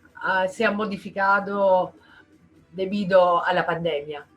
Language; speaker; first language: Spanish; non-native, fluent; Italian